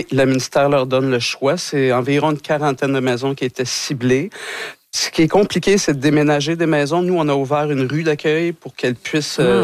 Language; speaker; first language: French; native; French